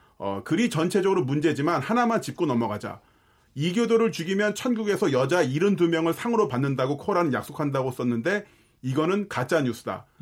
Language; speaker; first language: Korean; native; Korean